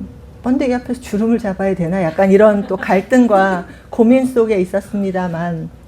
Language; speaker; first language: Korean; native; Korean